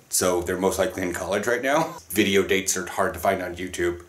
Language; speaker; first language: English; native; English